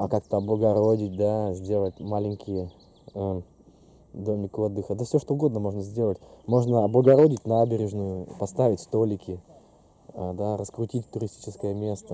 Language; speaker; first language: Russian; native; Russian